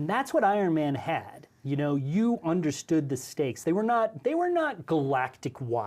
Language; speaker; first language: English; native; English